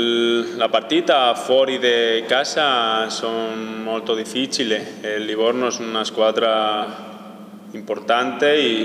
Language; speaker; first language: Italian; non-native, learner; Spanish